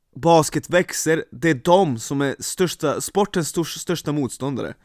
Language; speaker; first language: Swedish; non-native, fluent; Serbian